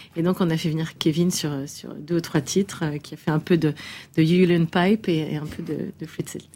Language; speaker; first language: French; native; French